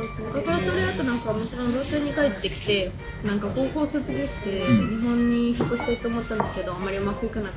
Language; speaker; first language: Japanese; non-native, fluent; Russian